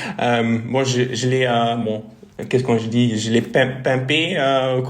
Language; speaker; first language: French; non-native, local second language; Dutch